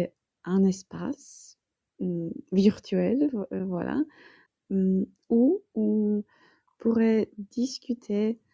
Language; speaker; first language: French; non-native, fluent; Polish